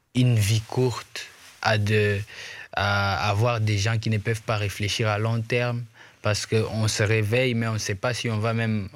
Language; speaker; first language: French; non-native, local second language; Swahili